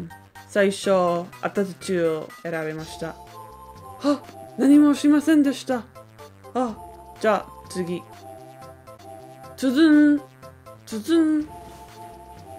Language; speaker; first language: Japanese; non-native, learner; English